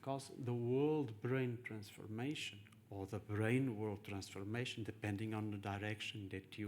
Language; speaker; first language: English; non-native, fluent; Portuguese